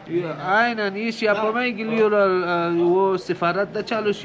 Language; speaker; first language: Turkish; non-native, learner; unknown